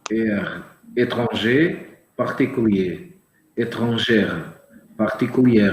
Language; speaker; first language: French; non-native, learner; Portuguese